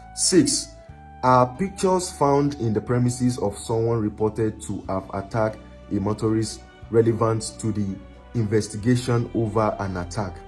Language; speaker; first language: English; non-native, local second language; Yoruba